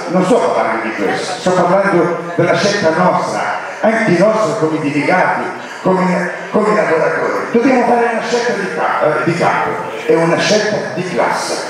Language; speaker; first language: Italian; non-native, fluent; Arabic